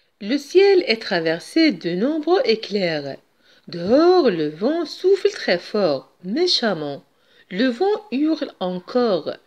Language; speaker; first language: French; non-native, local second language; Arabic